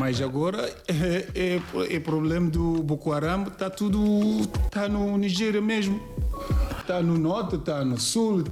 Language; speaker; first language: Portuguese; non-native, learner; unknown